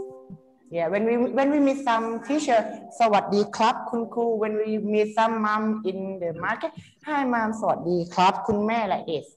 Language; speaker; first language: English; non-native, learner; Thai